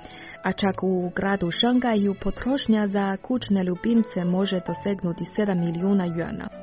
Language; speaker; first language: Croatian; non-native, fluent; Chinese